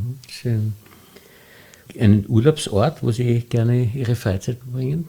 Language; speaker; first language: German; native; German